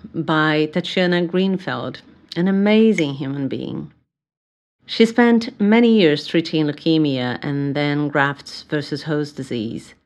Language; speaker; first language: English; non-native, fluent; Portuguese